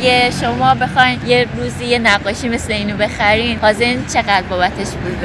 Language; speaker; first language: Persian; native; Persian